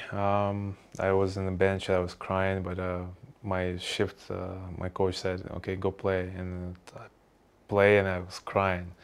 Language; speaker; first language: English; non-native, learner; Russian